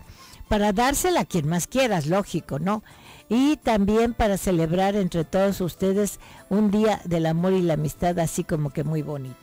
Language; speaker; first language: Spanish; native; Spanish